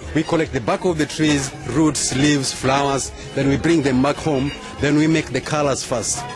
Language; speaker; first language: English; non-native, local second language; Luo (Kenya and Tanzania)